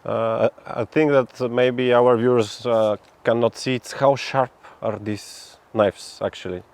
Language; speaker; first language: English; non-native, fluent; Bulgarian